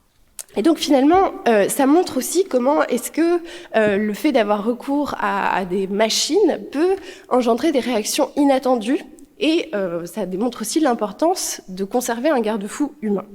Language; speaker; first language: French; native; French